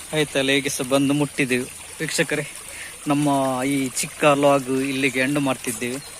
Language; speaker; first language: Kannada; native; Kannada